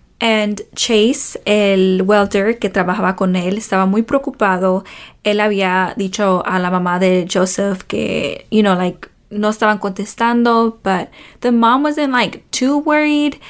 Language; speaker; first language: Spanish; early bilingual, heritage; Spanish